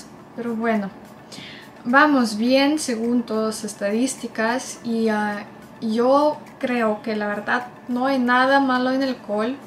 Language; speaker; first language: Spanish; non-native, fluent; Russian